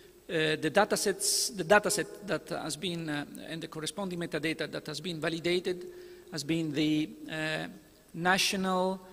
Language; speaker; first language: English; non-native, fluent; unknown